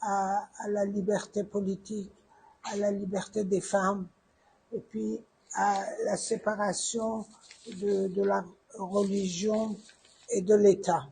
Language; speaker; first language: French; non-native, fluent; Persian